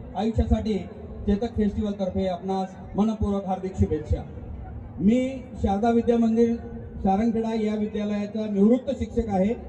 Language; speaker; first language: Marathi; native; Marathi